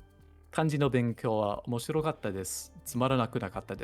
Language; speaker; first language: Japanese; non-native, learner; English